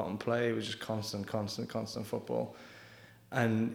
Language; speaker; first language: English; native; English